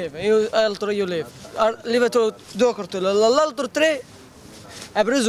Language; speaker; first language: Italian; non-native, learner; Arabic